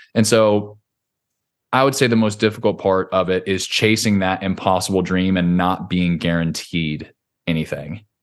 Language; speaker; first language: English; native; English